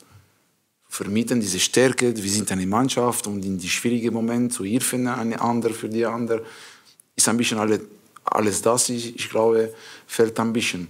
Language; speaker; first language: German; non-native, learner; French